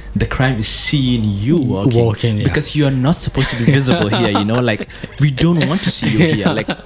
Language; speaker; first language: English; non-native, local second language; Hausa